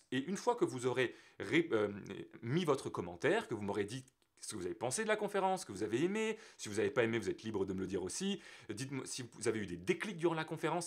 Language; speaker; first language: French; native; French